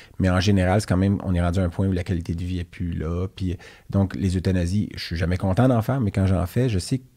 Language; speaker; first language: French; native; French